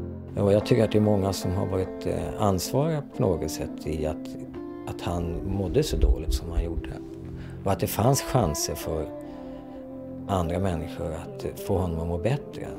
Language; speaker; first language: Swedish; native; Swedish